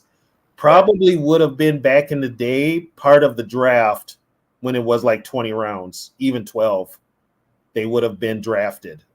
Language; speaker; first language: English; native; English